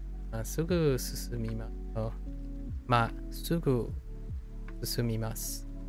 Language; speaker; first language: Japanese; non-native, learner; English